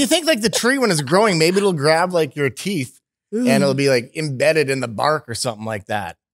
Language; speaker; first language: English; native; English